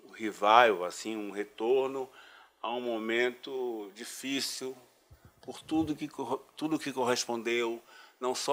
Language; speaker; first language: Portuguese; native; Portuguese